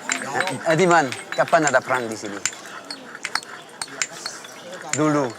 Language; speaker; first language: Indonesian; non-native, learner; French